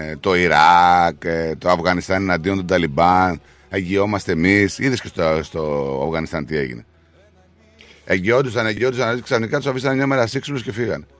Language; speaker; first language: Greek; early bilingual, heritage; Greek